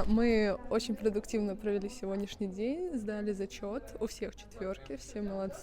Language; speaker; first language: Russian; native; Russian